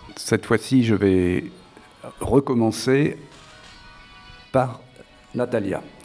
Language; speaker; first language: French; native; French